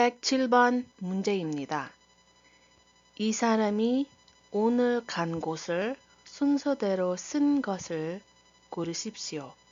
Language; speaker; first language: Korean; non-native, fluent; Iloko